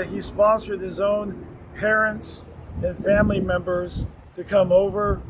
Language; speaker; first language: English; native; English